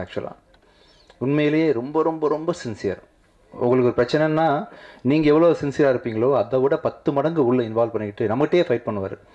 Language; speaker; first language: Tamil; native; Tamil